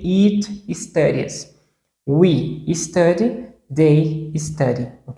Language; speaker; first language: English; non-native, fluent; Portuguese